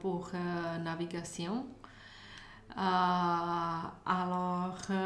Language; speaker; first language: French; non-native, learner; Czech